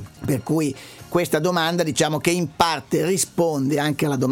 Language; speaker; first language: Italian; native; Italian